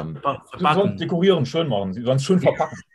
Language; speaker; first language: German; native; German